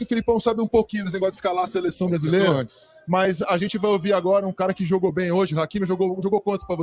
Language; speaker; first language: Portuguese; native; Portuguese